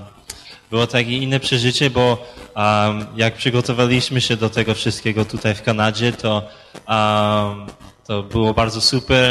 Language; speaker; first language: Polish; early bilingual, heritage; Polish